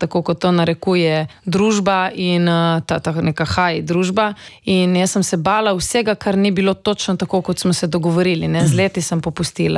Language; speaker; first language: Slovenian; native; Slovenian